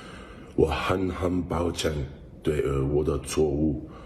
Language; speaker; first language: Chinese; non-native, learner; English